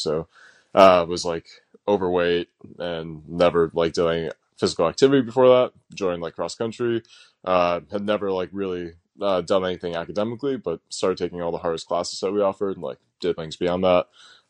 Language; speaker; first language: English; native; English